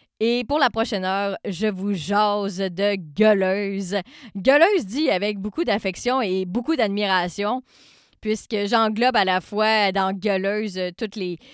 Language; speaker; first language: French; native; French